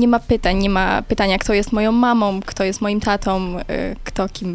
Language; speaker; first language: Polish; native; Polish